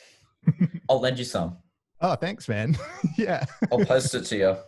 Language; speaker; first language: English; native; English